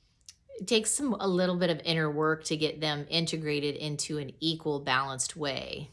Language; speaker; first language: English; native; English